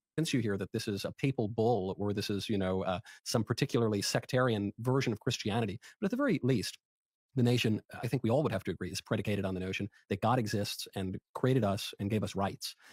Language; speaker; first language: English; native; English